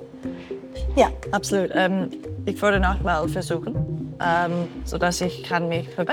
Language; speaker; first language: German; non-native, learner; English